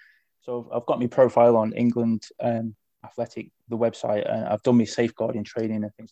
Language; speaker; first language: English; native; English